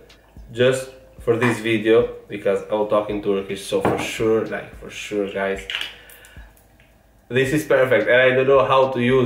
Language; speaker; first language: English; non-native, fluent; Italian